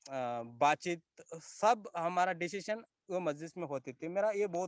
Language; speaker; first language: Hindi; non-native, local second language; Kannada